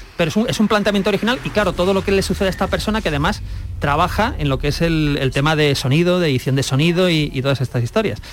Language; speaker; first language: Spanish; native; Spanish